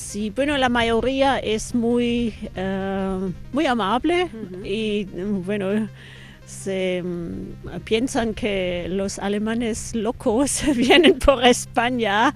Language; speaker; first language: Spanish; non-native, fluent; German